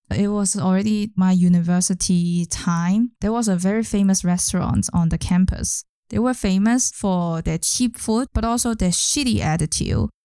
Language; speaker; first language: English; non-native, local second language; Cantonese